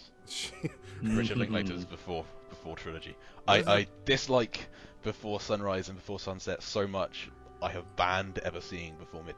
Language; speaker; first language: English; native; English